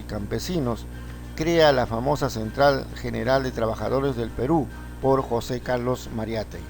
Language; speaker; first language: Spanish; native; Spanish